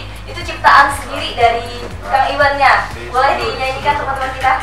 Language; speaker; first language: Indonesian; native; Indonesian